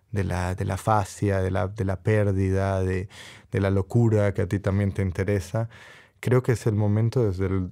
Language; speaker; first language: Spanish; native; Spanish